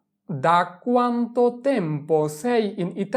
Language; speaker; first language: Italian; non-native, fluent; Bangla